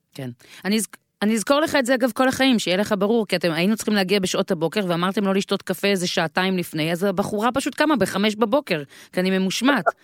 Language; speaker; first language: Hebrew; native; Hebrew